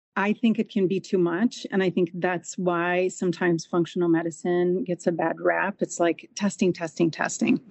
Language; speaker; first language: English; non-native, fluent; Portuguese